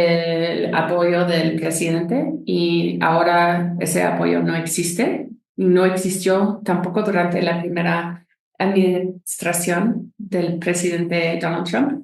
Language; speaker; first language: Spanish; non-native, fluent; English